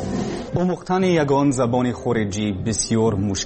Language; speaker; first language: Persian; non-native, learner; English